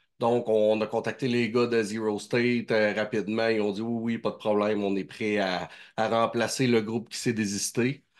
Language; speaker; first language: French; native; French